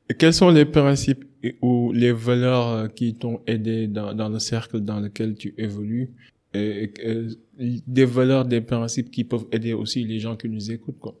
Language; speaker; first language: French; non-native, local second language; Wolof